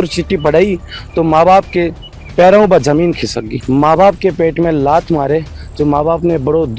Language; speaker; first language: Hindi; non-native, local second language; Marwari